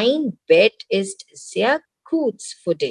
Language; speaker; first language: German; non-native, fluent; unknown